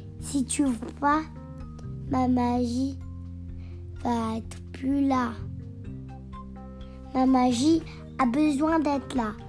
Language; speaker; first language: French; non-native, learner; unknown